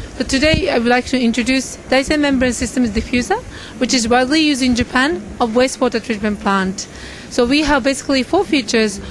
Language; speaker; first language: English; non-native, fluent; Japanese